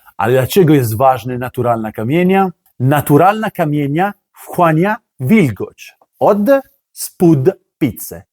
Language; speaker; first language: Polish; non-native, learner; Italian